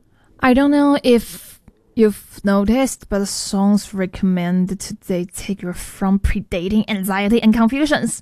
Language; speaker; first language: English; non-native, fluent; Chinese